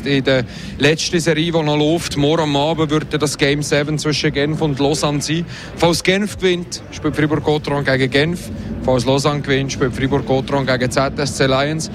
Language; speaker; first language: German; native; German